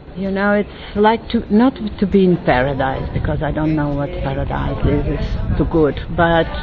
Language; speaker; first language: English; non-native, fluent; Portuguese